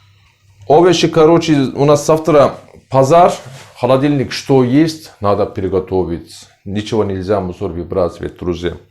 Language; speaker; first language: Russian; non-native, learner; Turkish